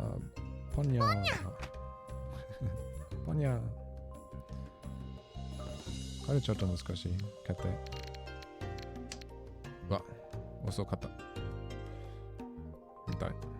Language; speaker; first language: Japanese; non-native, learner; German